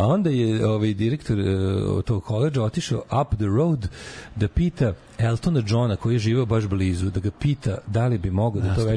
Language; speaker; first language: Serbian; native; Serbian